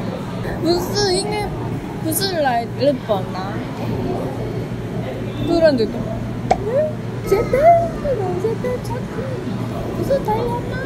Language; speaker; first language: Chinese; non-native, learner; Korean